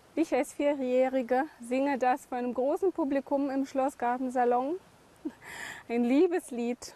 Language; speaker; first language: German; native; German